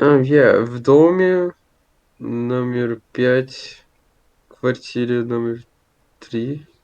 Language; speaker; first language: Russian; non-native, learner; Portuguese